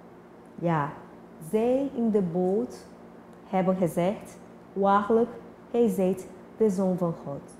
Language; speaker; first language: Dutch; non-native, fluent; Portuguese